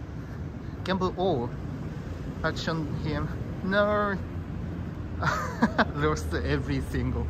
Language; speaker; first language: English; non-native, learner; Japanese